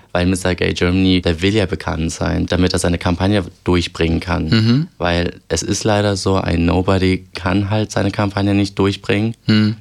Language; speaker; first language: German; early bilingual, other home language; Albanian